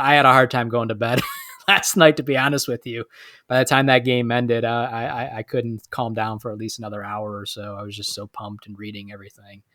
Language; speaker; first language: English; native; English